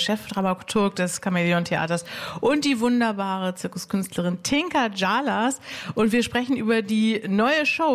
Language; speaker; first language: German; native; German